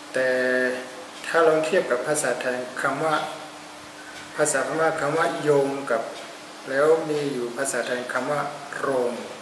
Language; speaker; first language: Thai; non-native, fluent; Burmese